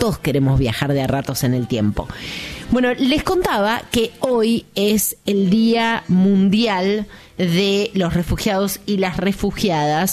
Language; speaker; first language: Spanish; native; Spanish